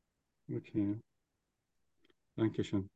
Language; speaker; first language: German; non-native, fluent; Turkish